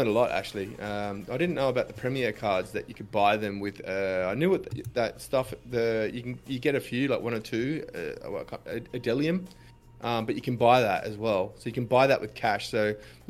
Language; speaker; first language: English; native; English